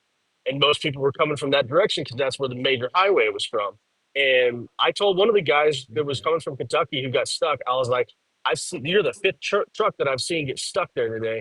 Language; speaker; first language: English; native; English